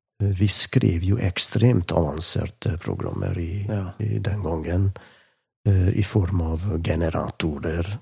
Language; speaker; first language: Norwegian; non-native, fluent; Hungarian